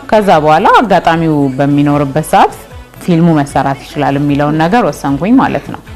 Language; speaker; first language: Amharic; non-native, local second language; Oromo